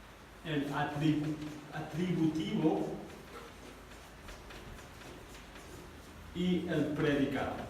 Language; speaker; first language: Spanish; non-native, fluent; English